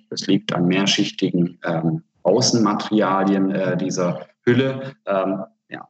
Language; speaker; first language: German; non-native, fluent; Hungarian